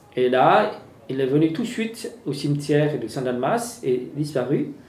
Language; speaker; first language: French; non-native, fluent; Vietnamese